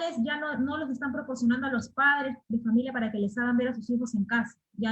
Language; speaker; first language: Spanish; native; Spanish